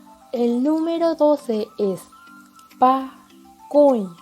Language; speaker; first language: Spanish; non-native, local second language; Guarani